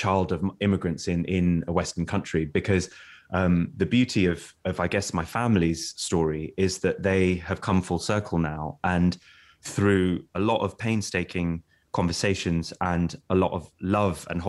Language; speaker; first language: English; native; English